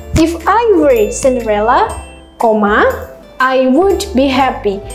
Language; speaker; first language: English; non-native, learner; Indonesian